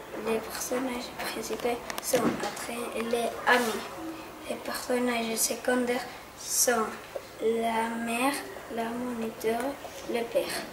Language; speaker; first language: French; non-native, learner; Catalan